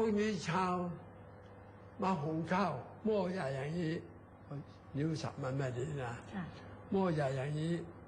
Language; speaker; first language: Thai; non-native, learner; Chinese